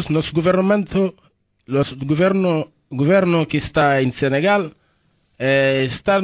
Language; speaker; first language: Spanish; non-native, learner; Wolof